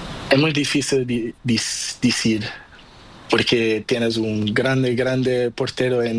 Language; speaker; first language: Spanish; non-native, learner; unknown